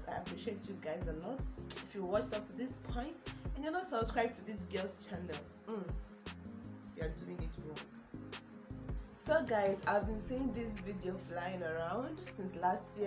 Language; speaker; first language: English; non-native, local second language; Igbo